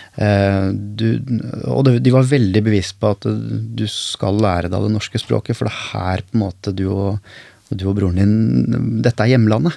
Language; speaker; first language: Norwegian; early bilingual, other home language; Arabic